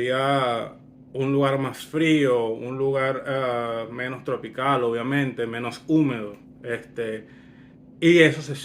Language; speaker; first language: Spanish; early bilingual, other home language; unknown